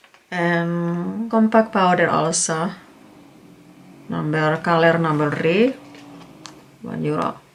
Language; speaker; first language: English; non-native, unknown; Indonesian